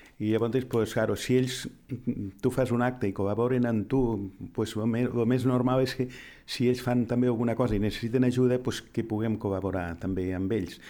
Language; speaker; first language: Catalan; native; Catalan